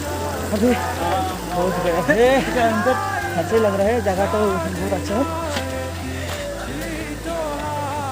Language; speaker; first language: Hindi; non-native, local second language; Nepali